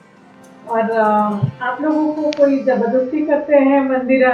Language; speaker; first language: Hindi; non-native, local second language; Odia